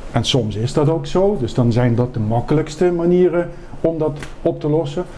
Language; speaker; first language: Dutch; native; Dutch